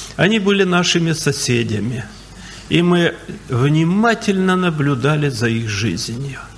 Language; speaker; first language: Russian; native; Russian